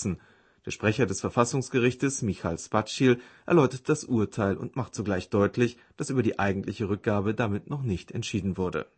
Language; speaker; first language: German; native; German